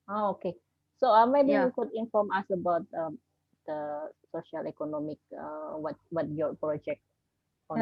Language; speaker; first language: English; non-native, learner; Indonesian